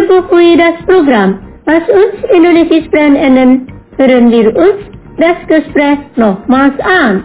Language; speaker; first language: German; non-native, fluent; Indonesian